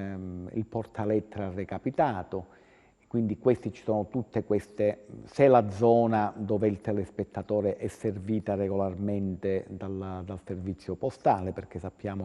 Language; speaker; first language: Italian; native; Italian